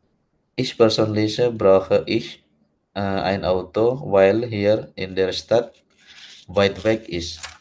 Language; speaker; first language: German; non-native, learner; Indonesian